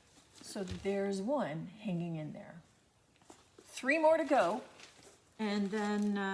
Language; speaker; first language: English; native; English